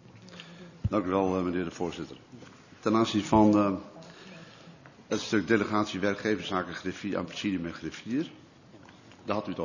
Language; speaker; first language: Dutch; native; Dutch